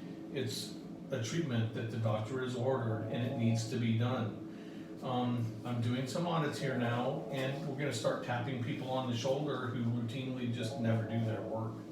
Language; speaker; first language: English; native; English